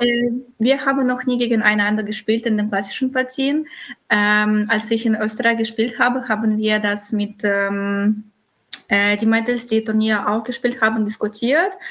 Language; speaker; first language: German; non-native, fluent; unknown